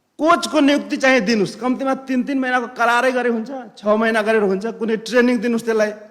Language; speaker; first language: Nepali; non-native, local second language; Maithili